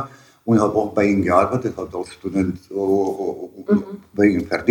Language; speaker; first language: German; non-native, learner; Bosnian